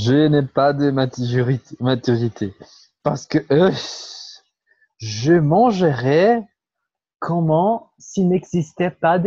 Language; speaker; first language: French; non-native, learner; Portuguese